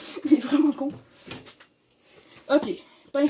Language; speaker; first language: French; native; French